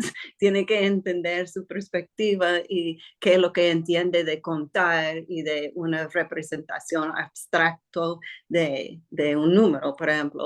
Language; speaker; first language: Spanish; non-native, fluent; English